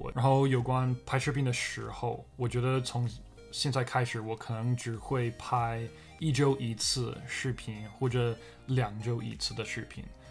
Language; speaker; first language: Chinese; non-native, fluent; English